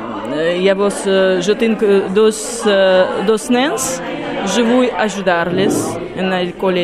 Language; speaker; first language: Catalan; non-native, learner; French